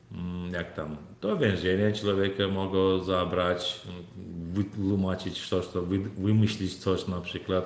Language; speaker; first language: Polish; non-native, learner; Turkmen